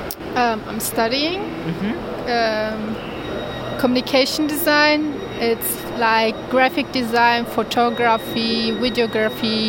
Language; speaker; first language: English; non-native, learner; Turkish